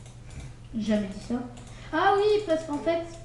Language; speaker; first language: French; native; French